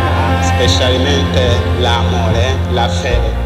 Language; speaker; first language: Italian; non-native, fluent; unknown